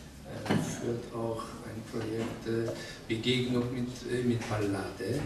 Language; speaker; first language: German; non-native, fluent; Polish